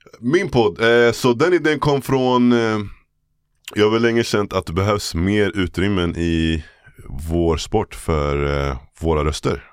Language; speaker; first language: Swedish; native; Swedish